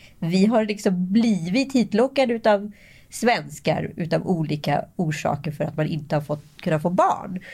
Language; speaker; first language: Swedish; native; Swedish